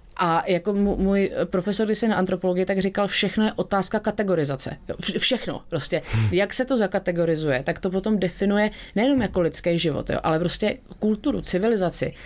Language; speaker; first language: Czech; native; Czech